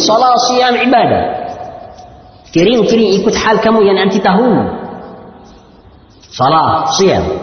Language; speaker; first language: Indonesian; non-native, learner; Arabic